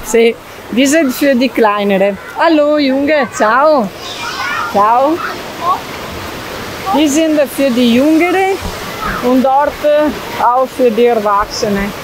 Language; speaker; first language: German; non-native, learner; Italian